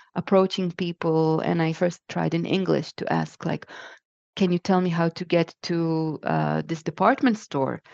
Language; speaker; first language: English; non-native, fluent; Hebrew